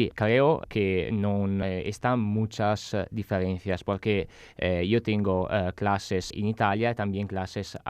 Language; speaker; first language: Spanish; non-native, learner; Italian